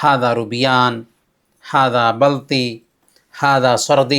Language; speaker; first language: Arabic; non-native, fluent; Urdu